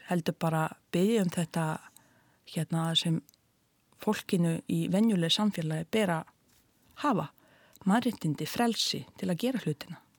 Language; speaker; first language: Icelandic; non-native, fluent; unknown